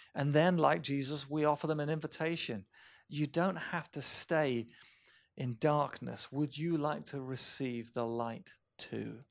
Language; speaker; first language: English; native; English